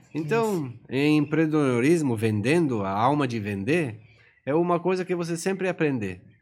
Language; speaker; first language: Portuguese; non-native, fluent; Persian